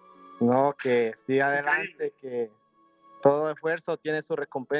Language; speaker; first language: Spanish; native; Spanish